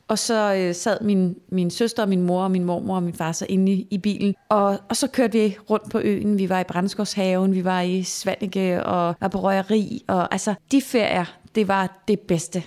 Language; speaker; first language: Danish; native; Danish